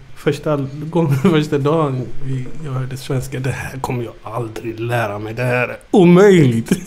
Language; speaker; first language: Swedish; early bilingual, other home language; Amharic